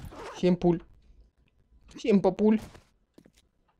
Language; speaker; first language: Russian; native; Russian